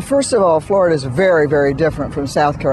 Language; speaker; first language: English; native; English